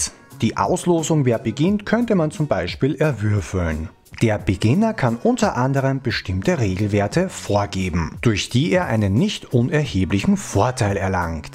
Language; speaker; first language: German; native; German